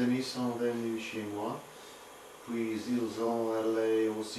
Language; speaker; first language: French; non-native, learner; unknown